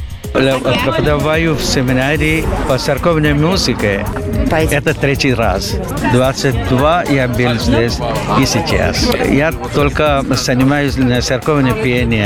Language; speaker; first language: Russian; non-native, learner; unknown